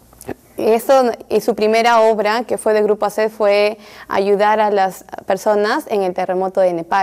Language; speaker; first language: Spanish; native; Spanish